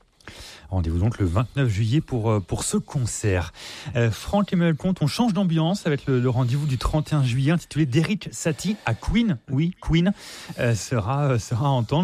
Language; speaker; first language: French; native; French